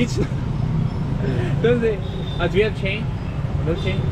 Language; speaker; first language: English; non-native, learner; Korean